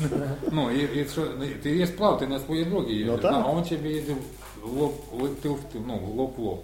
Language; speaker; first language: Polish; non-native, learner; Ukrainian